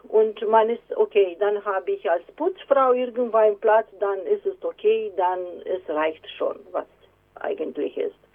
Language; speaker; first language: German; non-native, fluent; Romanian